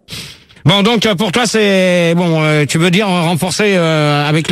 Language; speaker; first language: French; native; French